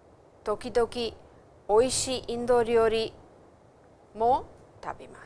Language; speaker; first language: Japanese; non-native, fluent; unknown